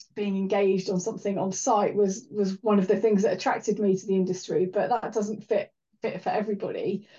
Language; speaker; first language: English; native; English